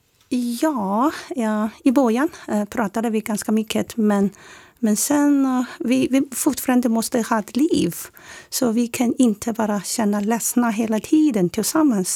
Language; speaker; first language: Swedish; non-native, fluent; Chinese